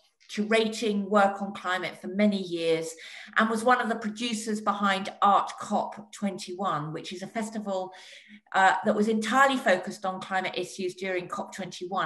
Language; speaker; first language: English; native; English